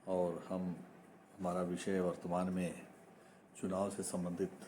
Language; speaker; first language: Hindi; non-native, local second language; Malayalam